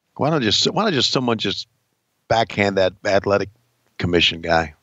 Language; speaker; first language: English; native; English